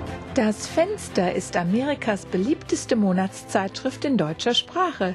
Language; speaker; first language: German; native; German